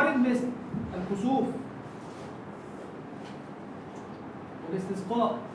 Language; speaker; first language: Arabic; native; Arabic